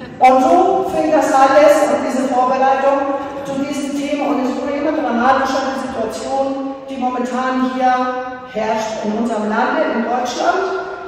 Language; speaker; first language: German; non-native, fluent; Greek